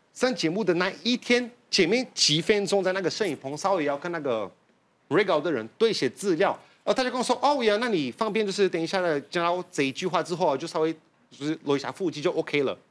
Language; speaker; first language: Chinese; non-native, fluent; Portuguese